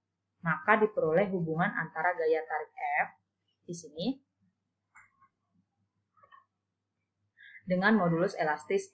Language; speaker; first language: Indonesian; native; Indonesian